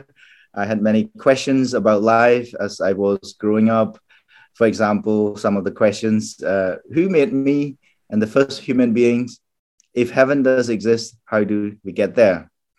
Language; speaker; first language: English; non-native, fluent; Khmer